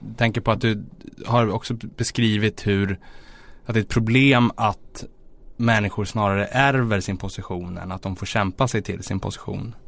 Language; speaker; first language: Swedish; native; Swedish